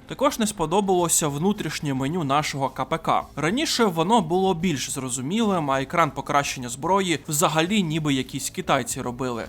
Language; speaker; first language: Ukrainian; native; Ukrainian